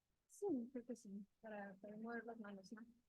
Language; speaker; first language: Spanish; native; Spanish